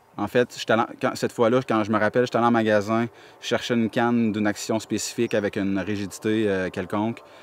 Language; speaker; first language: French; native; French